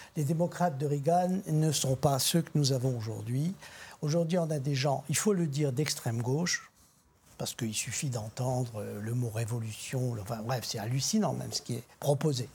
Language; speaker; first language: French; native; French